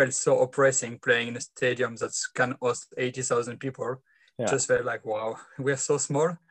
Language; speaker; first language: English; non-native, fluent; French